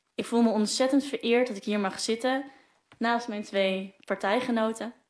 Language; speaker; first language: Dutch; non-native, local second language; Western Frisian